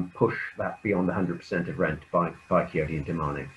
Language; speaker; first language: English; native; English